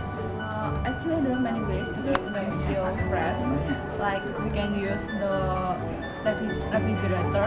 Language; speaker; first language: English; non-native, learner; Indonesian